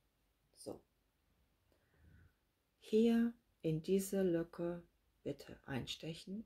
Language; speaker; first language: German; native; German